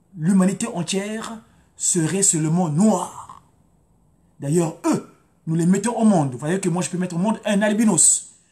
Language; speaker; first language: French; non-native, local second language; Lingala